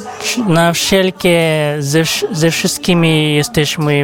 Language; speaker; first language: Polish; non-native, fluent; Kazakh